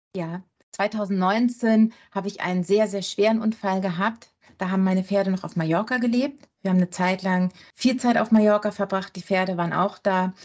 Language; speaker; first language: German; native; German